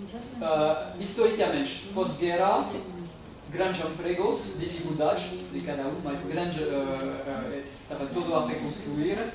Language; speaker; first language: Portuguese; non-native, fluent; French